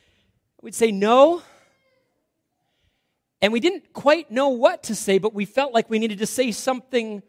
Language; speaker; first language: English; native; English